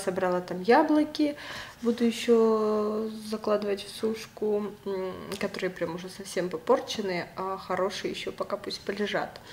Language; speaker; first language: Russian; native; Russian